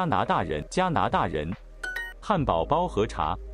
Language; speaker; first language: Chinese; non-native, learner; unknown